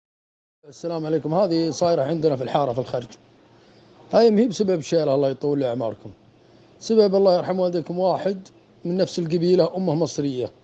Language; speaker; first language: Arabic; native; Arabic